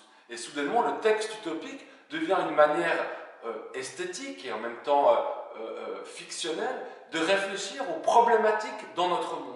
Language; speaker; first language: French; native; French